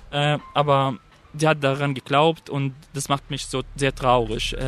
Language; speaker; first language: German; non-native, fluent; Arabic